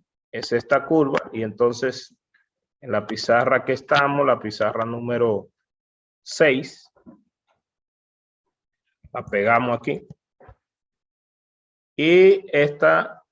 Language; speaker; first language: Spanish; native; Spanish